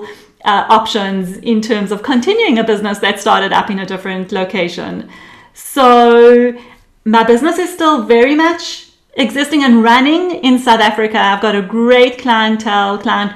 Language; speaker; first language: English; early bilingual, other home language; Hebrew